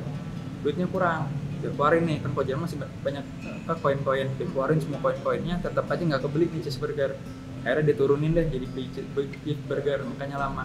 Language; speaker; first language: Indonesian; native; Indonesian